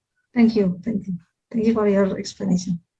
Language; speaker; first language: English; non-native, fluent; Indonesian